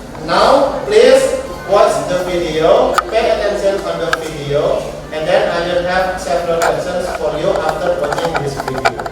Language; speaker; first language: English; non-native, fluent; Indonesian